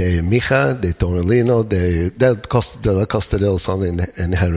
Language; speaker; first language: Spanish; non-native, learner; English